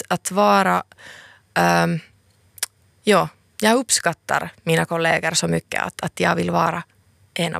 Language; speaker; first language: Swedish; non-native, local second language; Finnish